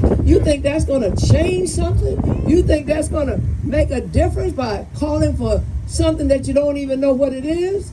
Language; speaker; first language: English; native; English